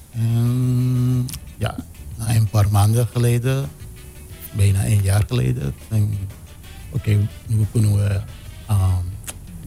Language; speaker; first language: Dutch; non-native, local second language; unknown